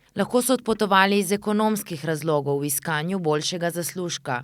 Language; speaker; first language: Slovenian; native; Slovenian